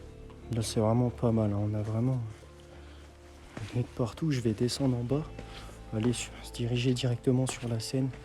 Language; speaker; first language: French; native; French